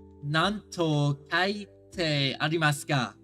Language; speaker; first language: Japanese; non-native, learner; English